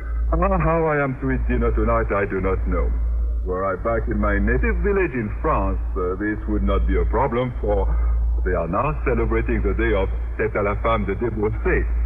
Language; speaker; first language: English; native; English